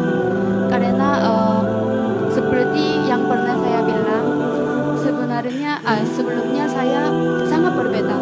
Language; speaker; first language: Indonesian; non-native, learner; Korean